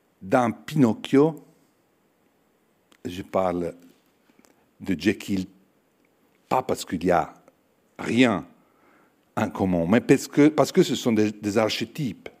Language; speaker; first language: French; non-native, fluent; Italian